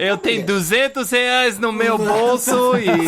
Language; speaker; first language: Portuguese; non-native, fluent; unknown